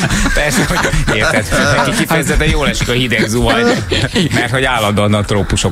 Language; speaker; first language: Hungarian; native; Hungarian